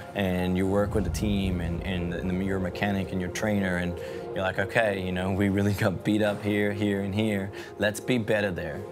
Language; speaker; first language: English; native; English